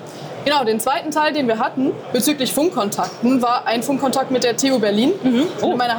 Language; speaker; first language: German; native; German